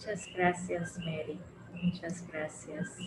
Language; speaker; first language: Spanish; non-native, fluent; English